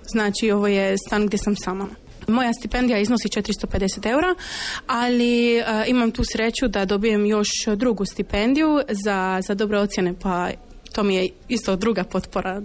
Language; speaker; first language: Croatian; non-native, fluent; Polish